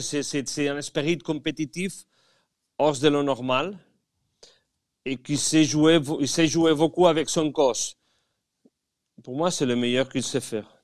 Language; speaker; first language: French; non-native, fluent; Spanish